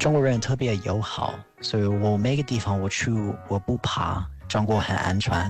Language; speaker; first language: Chinese; non-native, fluent; English